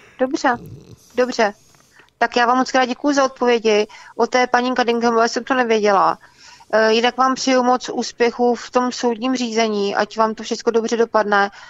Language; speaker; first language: Czech; native; Czech